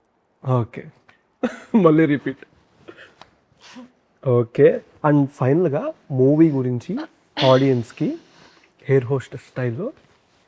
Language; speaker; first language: Telugu; native; Telugu